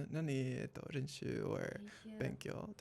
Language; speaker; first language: Japanese; non-native, learner; English